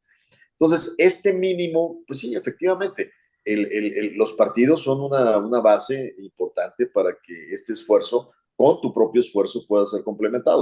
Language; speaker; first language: Spanish; native; Spanish